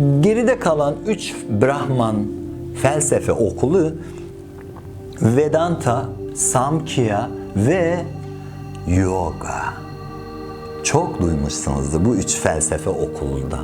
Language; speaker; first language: Turkish; non-native, fluent; Persian